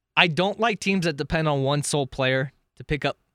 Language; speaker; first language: English; native; English